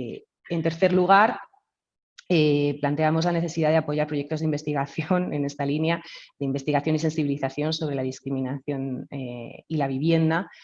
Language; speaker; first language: Spanish; native; Spanish